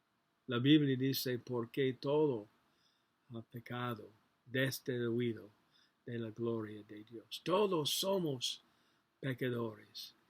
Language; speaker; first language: Spanish; non-native, learner; English